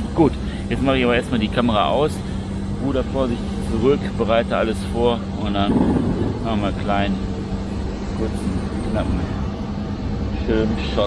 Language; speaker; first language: German; native; German